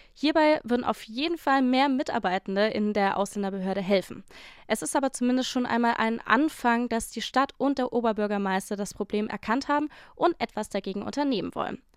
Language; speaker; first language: German; native; German